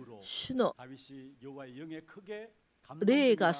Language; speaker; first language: Japanese; non-native, fluent; Korean